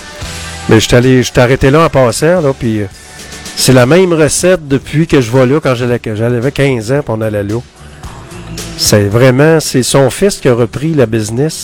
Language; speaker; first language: French; native; French